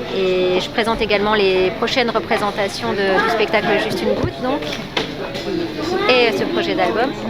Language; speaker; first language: French; native; French